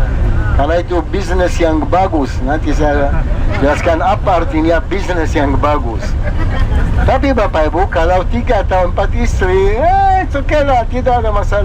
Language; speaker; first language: Indonesian; non-native, fluent; Hebrew